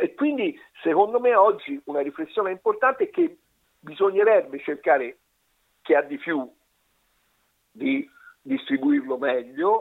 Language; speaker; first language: Italian; native; Italian